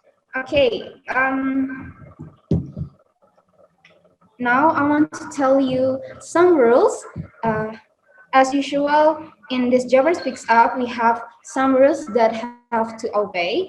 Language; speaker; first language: English; non-native, learner; Indonesian